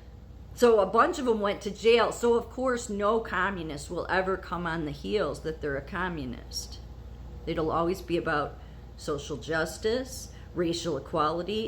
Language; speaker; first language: English; native; English